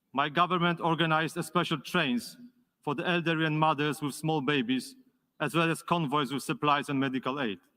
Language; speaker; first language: English; non-native, fluent; Polish